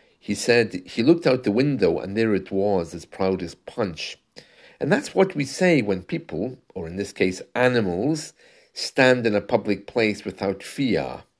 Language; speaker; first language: English; native; English